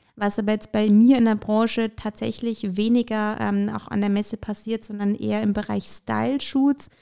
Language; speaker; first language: German; early bilingual, other home language; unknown